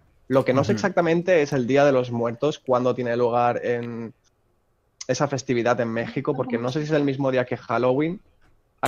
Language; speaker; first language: Spanish; native; Spanish